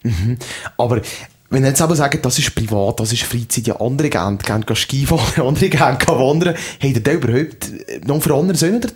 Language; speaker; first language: German; native; German